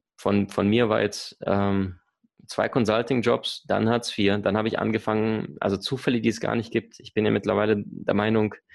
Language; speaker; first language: German; early bilingual, other home language; Russian